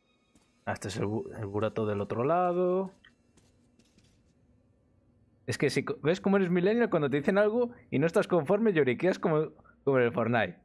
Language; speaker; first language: Spanish; native; Spanish